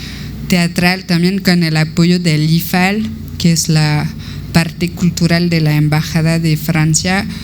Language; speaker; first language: Spanish; non-native, fluent; French